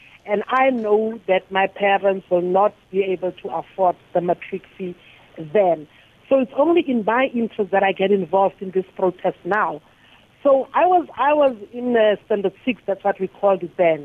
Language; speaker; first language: English; non-native, local second language; Tswana